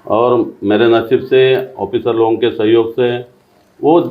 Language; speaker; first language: Hindi; non-native, local second language; Marathi